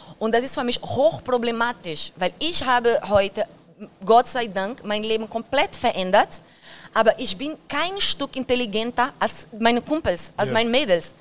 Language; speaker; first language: German; non-native, fluent; Portuguese